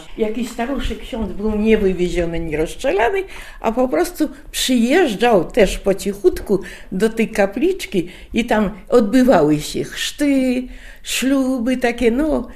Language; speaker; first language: Polish; native; Polish